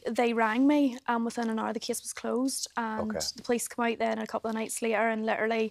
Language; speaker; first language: English; native; English